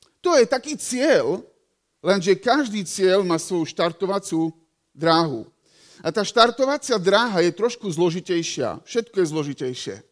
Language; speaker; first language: Slovak; native; Slovak